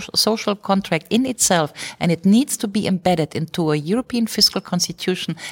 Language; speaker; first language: English; non-native, fluent; German